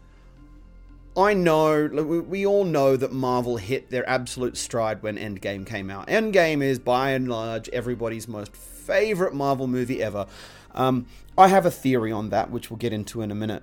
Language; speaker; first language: English; native; English